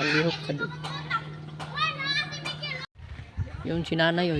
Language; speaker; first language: Filipino; non-native, local second language; Cebuano